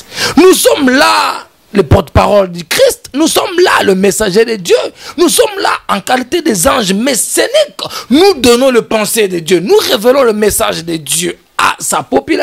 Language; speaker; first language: French; non-native, local second language; Lingala